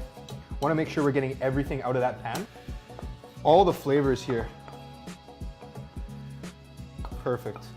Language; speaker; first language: English; native; English